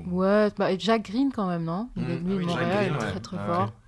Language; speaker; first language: French; native; French